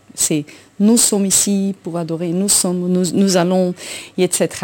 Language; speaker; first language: French; non-native, fluent; Portuguese